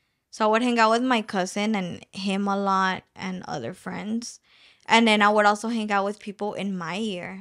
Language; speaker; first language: English; early bilingual, other home language; Spanish